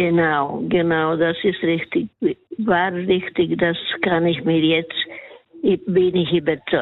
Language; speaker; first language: German; non-native, learner; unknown